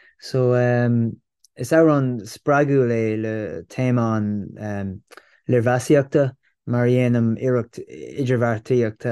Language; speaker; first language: Irish; non-native, local second language; English